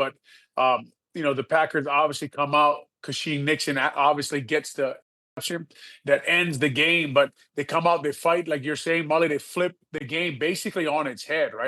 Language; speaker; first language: English; native; English